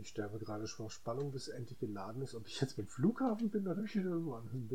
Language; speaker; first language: German; native; German